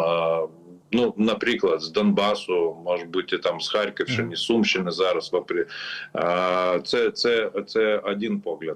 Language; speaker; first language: Ukrainian; non-native, learner; Lithuanian